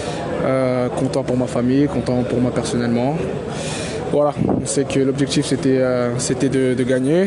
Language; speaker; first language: French; native; French